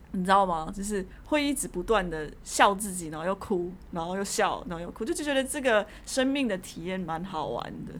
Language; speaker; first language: Chinese; native; Chinese